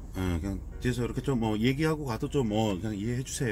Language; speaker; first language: Korean; native; Korean